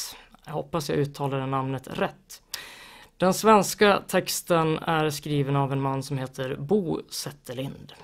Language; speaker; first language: Swedish; native; Swedish